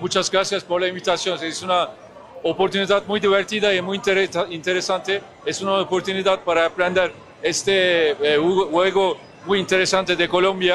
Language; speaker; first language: Spanish; non-native, fluent; Turkish